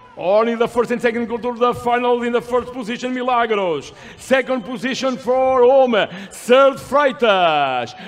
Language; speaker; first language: English; non-native, learner; Portuguese